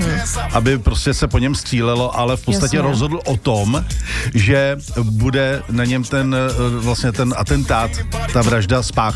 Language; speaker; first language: Czech; native; Czech